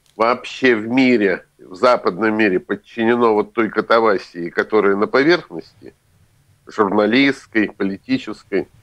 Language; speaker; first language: Russian; native; Russian